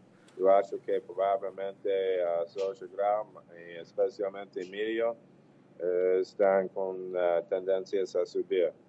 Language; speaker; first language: Portuguese; non-native, fluent; English